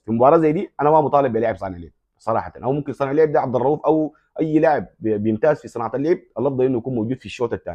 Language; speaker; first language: Arabic; native; Arabic